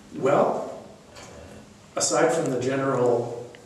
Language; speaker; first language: English; native; English